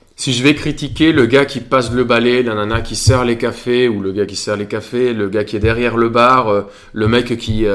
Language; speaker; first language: French; non-native, fluent; Spanish